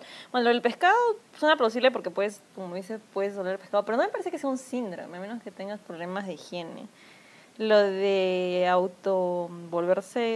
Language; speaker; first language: Spanish; native; Spanish